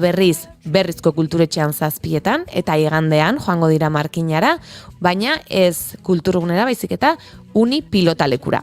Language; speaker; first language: Basque; native; Basque